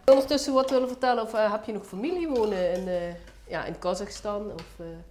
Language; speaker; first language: Dutch; native; Dutch